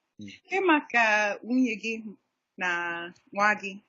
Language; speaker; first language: Igbo; non-native, learner; English